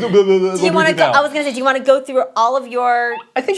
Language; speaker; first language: English; native; English